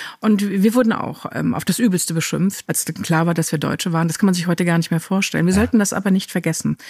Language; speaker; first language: German; native; German